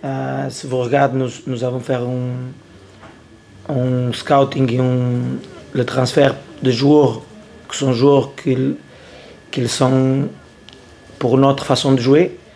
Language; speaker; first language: French; non-native, learner; Portuguese